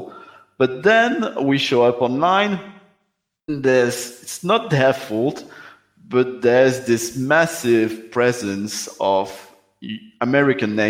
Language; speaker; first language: English; non-native, fluent; French